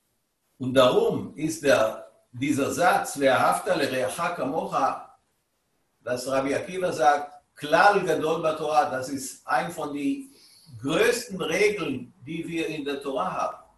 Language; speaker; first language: German; non-native, fluent; Hebrew